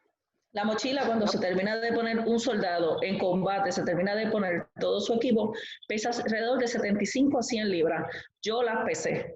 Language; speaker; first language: Spanish; native; Spanish